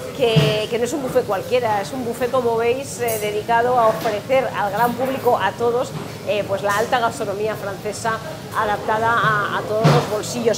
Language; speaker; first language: Spanish; native; Spanish